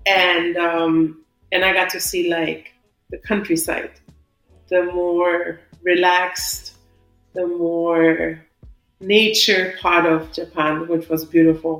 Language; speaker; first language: English; non-native, fluent; German